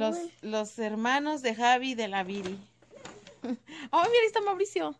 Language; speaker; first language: Spanish; native; Spanish